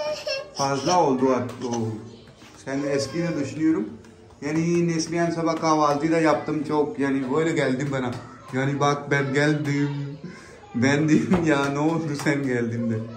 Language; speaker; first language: Turkish; non-native, learner; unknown